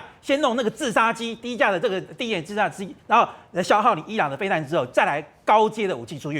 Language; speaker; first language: Chinese; native; Chinese